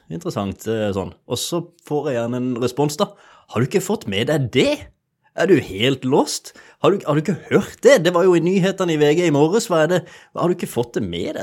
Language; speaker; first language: Norwegian; native; Norwegian